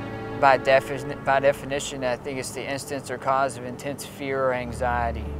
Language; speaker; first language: English; native; English